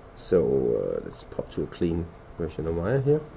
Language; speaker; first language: English; non-native, fluent; Danish